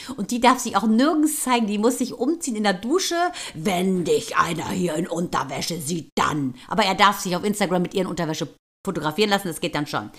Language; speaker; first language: German; native; German